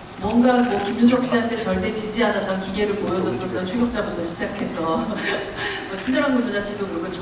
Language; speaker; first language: Korean; native; Korean